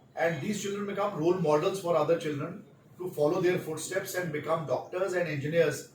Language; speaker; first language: English; non-native, local second language; Punjabi